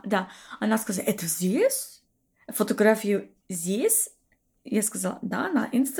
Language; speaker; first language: Russian; non-native, learner; English